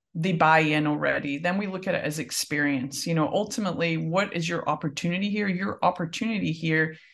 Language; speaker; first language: English; native; English